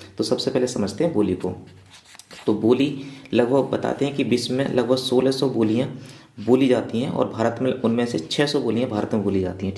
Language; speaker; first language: Hindi; native; Hindi